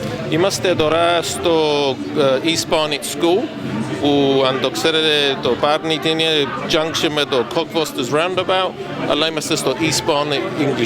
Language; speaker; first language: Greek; early bilingual, heritage; Greek